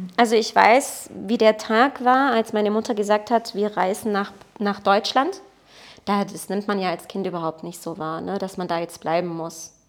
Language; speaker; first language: German; early bilingual, other home language; Portuguese